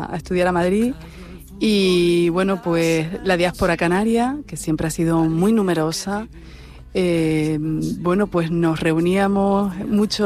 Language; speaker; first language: Spanish; native; Spanish